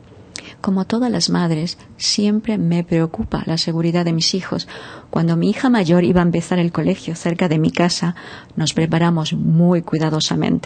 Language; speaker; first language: Spanish; native; Spanish